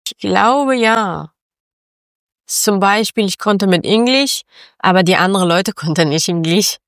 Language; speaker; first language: German; non-native, learner; Persian